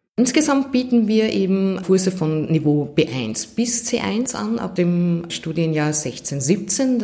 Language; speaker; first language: German; native; German